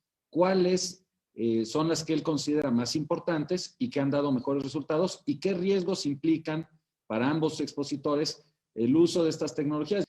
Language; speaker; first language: Spanish; native; Spanish